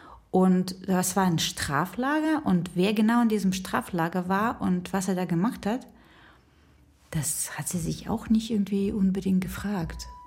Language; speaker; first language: German; non-native, fluent; Russian